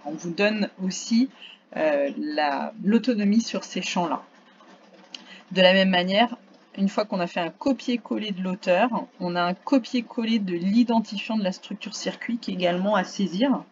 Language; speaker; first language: French; native; French